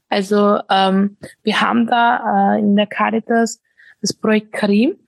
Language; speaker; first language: German; native; German